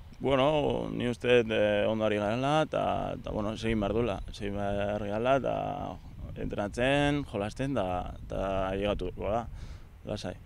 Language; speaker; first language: Basque; native; Basque